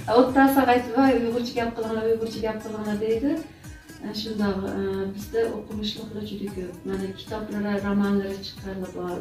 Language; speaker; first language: Uzbek; non-native, local second language; Uyghur